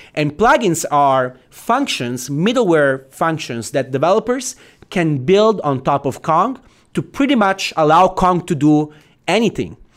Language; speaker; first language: English; non-native, fluent; Italian